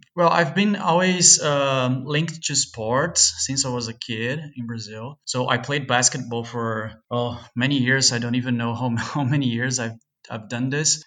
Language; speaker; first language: English; non-native, fluent; Portuguese